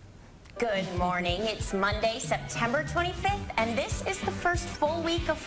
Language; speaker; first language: English; native; English